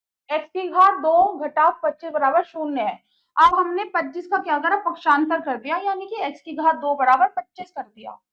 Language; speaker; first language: Hindi; native; Hindi